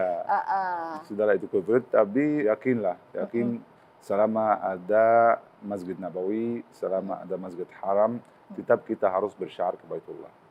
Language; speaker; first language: Indonesian; non-native, learner; Arabic